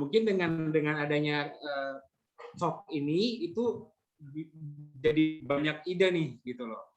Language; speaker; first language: Indonesian; native; Indonesian